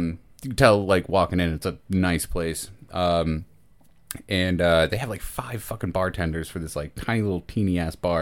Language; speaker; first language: English; native; English